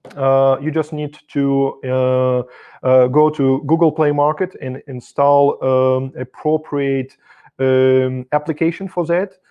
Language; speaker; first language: English; non-native, fluent; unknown